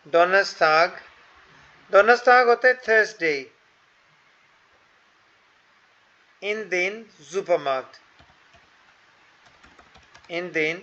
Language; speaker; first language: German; non-native, fluent; Hindi